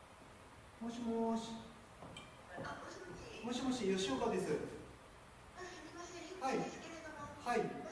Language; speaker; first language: Japanese; native; Japanese